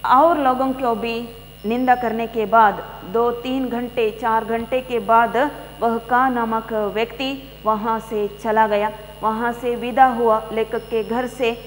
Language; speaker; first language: Hindi; non-native, local second language; Kannada